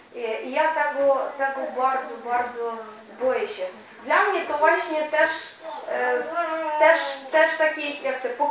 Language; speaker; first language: Polish; non-native, fluent; Ukrainian